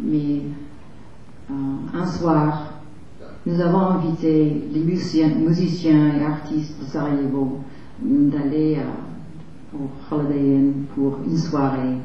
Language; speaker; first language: French; non-native, fluent; English